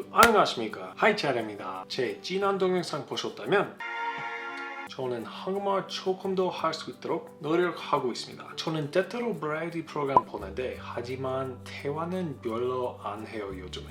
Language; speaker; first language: Korean; non-native, fluent; English